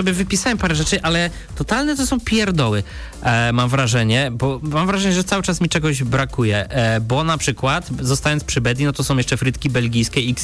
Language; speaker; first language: Polish; native; Polish